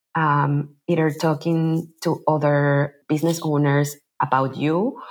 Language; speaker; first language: English; non-native, fluent; Spanish